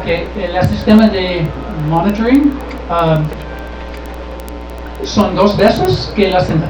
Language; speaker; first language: Spanish; non-native, learner; English